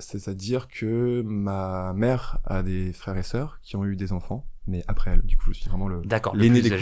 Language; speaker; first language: French; native; French